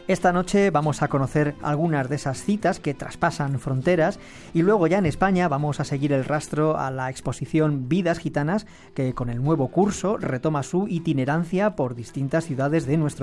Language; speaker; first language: Spanish; native; Spanish